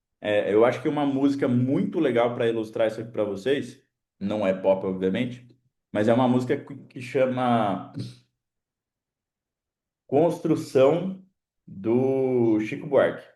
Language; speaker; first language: Portuguese; native; Portuguese